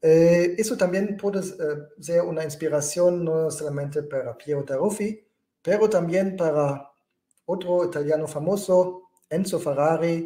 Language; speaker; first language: Spanish; non-native, fluent; German